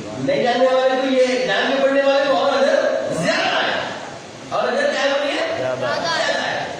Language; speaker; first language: Urdu; native; Urdu